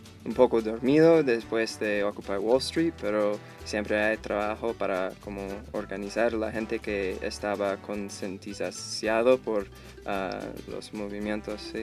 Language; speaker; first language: Spanish; non-native, fluent; English